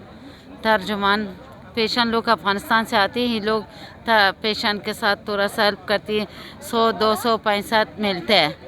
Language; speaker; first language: Hindi; non-native, learner; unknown